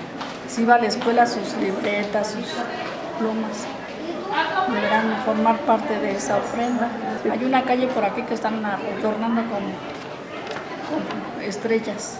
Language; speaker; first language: Spanish; native; Spanish